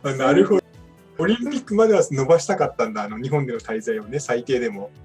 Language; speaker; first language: Japanese; native; Japanese